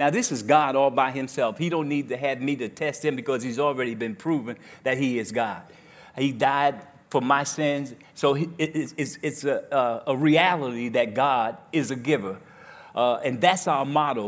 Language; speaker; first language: English; native; English